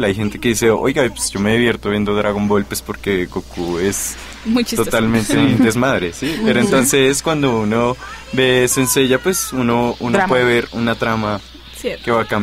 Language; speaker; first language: Spanish; native; Spanish